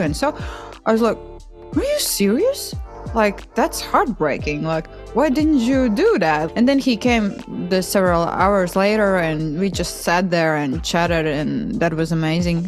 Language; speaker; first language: English; non-native, fluent; Latvian